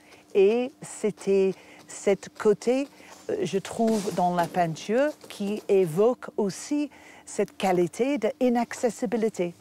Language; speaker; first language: French; non-native, fluent; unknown